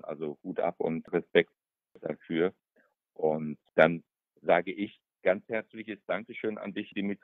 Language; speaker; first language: German; native; German